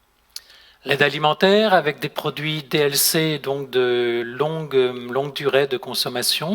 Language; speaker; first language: French; native; French